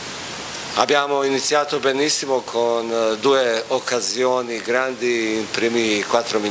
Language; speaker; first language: Italian; non-native, fluent; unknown